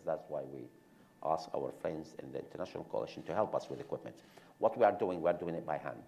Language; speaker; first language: English; non-native, fluent; Arabic